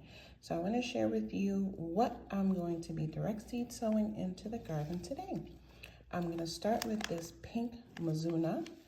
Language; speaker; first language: English; native; English